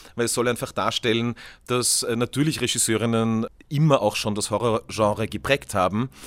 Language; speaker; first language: German; native; German